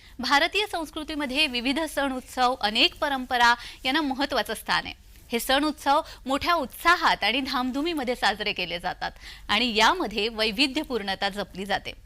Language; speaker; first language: Marathi; native; Marathi